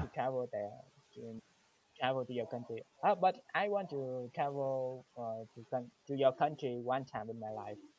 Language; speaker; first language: English; non-native, learner; Vietnamese